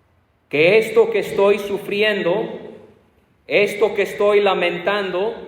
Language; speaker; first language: Spanish; native; Spanish